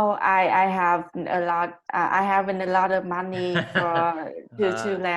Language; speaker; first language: English; non-native, learner; Vietnamese